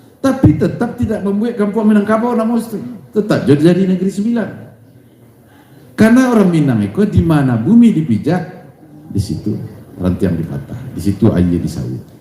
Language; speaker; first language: Indonesian; non-native, local second language; Minangkabau